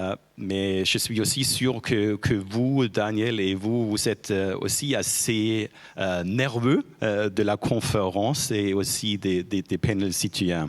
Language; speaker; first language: French; non-native, fluent; German